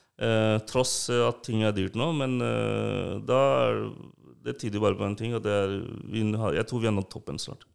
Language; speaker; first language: Norwegian; non-native, local second language; Urdu